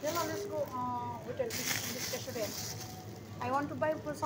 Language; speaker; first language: English; non-native, learner; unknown